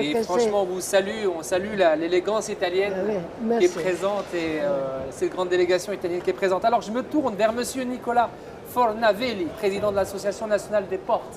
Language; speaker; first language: French; non-native, local second language; Arabic